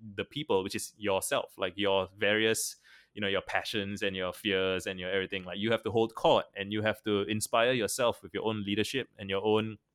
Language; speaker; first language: English; native; English